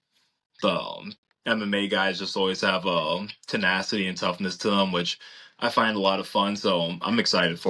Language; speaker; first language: English; native; English